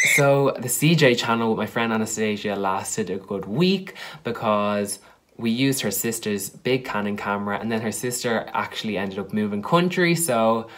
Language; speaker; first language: English; native; English